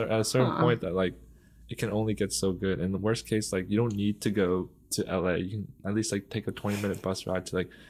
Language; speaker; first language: English; early bilingual, other home language; Vietnamese